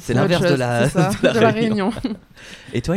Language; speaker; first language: French; native; French